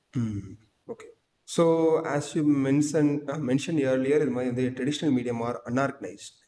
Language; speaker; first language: English; non-native, local second language; Tamil